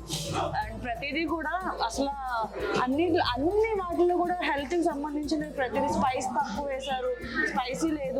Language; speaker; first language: Telugu; native; Telugu